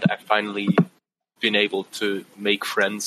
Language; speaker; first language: English; non-native, fluent; Dutch